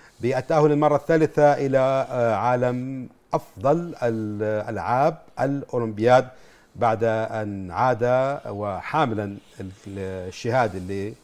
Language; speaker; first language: Arabic; native; Arabic